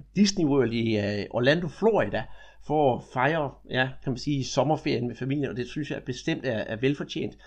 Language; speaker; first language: Danish; native; Danish